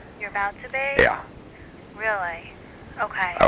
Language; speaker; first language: English; native; English